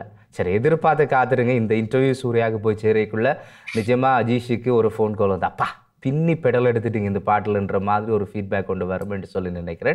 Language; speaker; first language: Tamil; native; Tamil